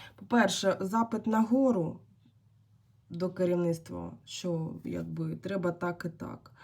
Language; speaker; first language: Ukrainian; non-native, local second language; Russian